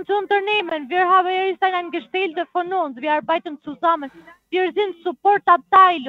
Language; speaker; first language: German; non-native, learner; Italian